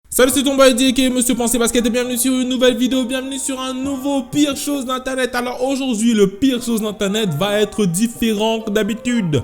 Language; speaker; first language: French; native; French